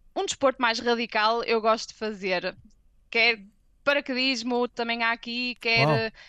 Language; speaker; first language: Portuguese; native; Portuguese